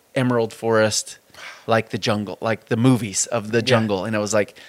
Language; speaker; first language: English; native; English